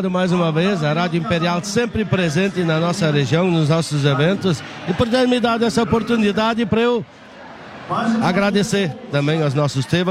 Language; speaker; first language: Portuguese; non-native, local second language; German